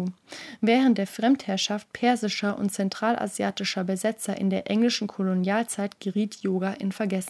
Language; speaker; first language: German; native; German